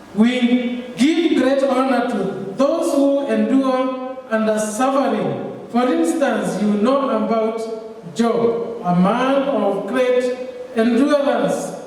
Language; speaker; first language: English; non-native, local second language; Swahili